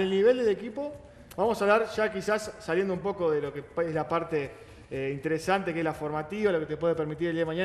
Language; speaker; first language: Spanish; native; Spanish